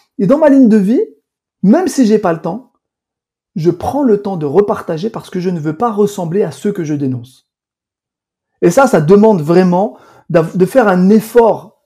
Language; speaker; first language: French; early bilingual, other home language; Arabic